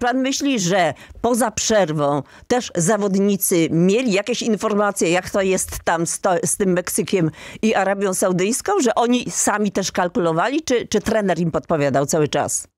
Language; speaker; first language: Polish; native; Polish